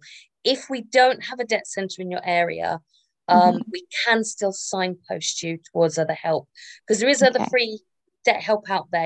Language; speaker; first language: English; native; English